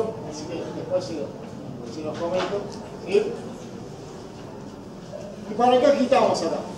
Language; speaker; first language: Spanish; native; Spanish